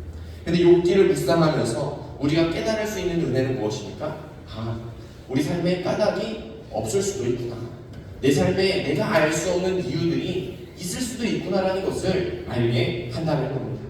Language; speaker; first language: Korean; native; Korean